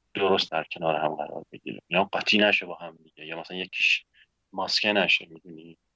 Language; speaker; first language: Persian; native; Persian